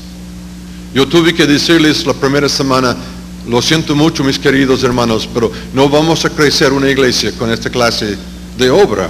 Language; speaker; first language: Spanish; non-native, fluent; English